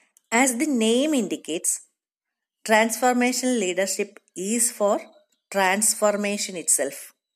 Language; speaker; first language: English; non-native, local second language; Malayalam